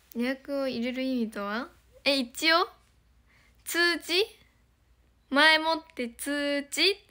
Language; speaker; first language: Japanese; native; Japanese